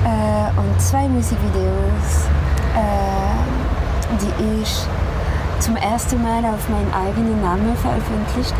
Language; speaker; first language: German; non-native, fluent; French